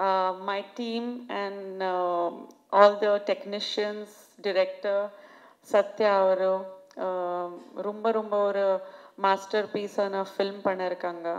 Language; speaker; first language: Tamil; non-native, fluent; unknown